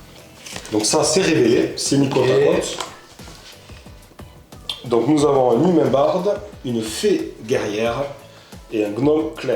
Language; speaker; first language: French; native; French